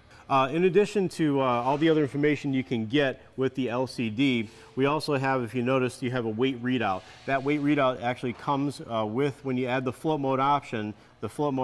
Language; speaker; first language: English; native; English